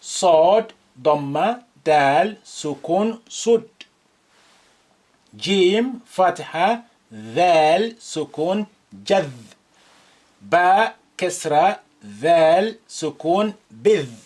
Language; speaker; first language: Arabic; non-native, fluent; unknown